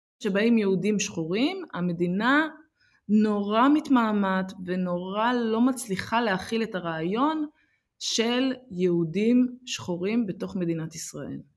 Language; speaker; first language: Hebrew; early bilingual, other home language; Amharic